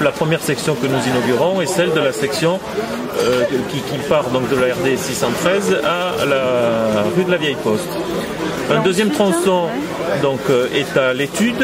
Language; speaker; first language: French; native; French